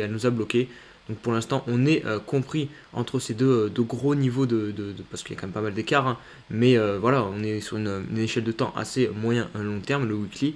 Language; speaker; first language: French; native; French